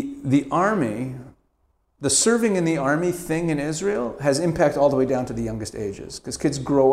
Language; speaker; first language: English; native; English